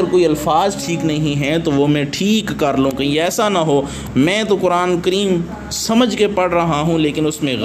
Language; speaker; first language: Urdu; native; Urdu